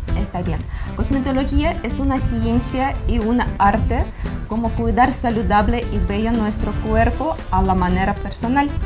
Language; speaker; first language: Spanish; non-native, learner; Ukrainian